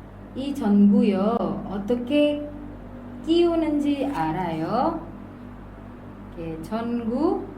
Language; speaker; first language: Korean; non-native, fluent; Indonesian